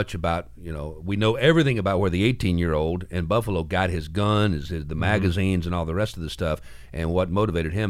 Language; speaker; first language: English; native; English